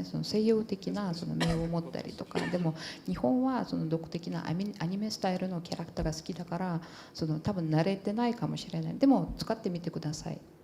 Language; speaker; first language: Japanese; non-native, fluent; Portuguese